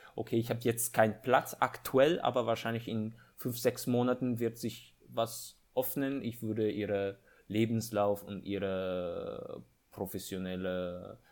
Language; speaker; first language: German; non-native, fluent; Italian